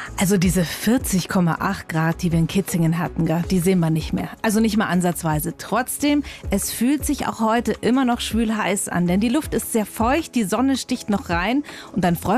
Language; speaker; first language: German; native; German